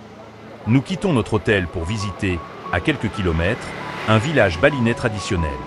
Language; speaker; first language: French; native; French